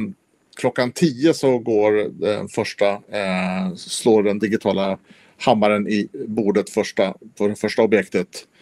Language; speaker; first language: Swedish; native; Swedish